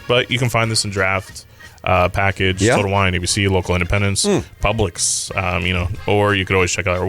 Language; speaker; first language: English; native; English